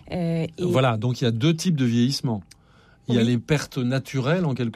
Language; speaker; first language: French; native; French